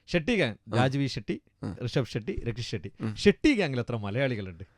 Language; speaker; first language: Malayalam; native; Malayalam